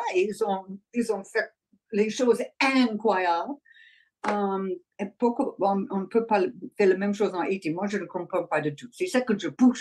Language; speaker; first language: French; non-native, learner; English